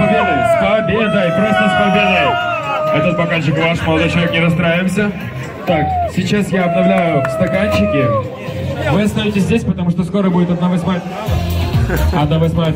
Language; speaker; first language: Russian; native; Russian